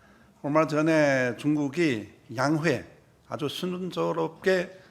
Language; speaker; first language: Korean; non-native, fluent; Chinese